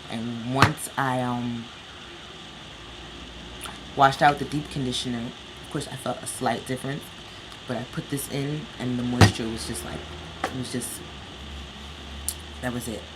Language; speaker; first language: English; native; English